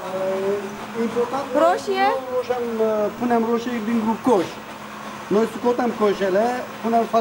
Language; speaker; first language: Romanian; non-native, learner; Turkish